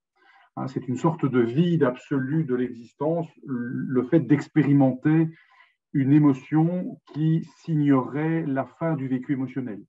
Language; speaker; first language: French; native; French